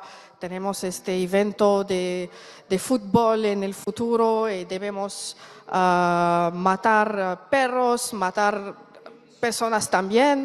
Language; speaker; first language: Spanish; non-native, learner; Arabic